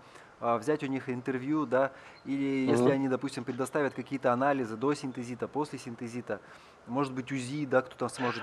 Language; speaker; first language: Russian; native; Russian